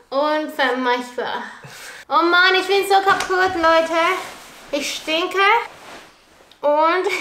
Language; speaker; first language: German; non-native, learner; Spanish